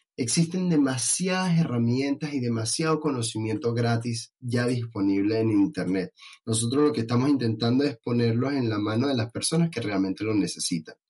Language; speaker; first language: Spanish; native; Spanish